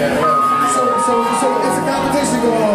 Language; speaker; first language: English; native; English